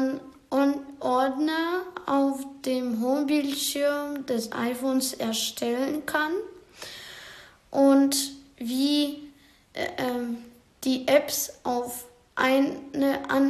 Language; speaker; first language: German; non-native, learner; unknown